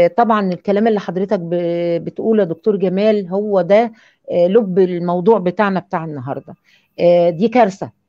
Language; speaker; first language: Arabic; native; Arabic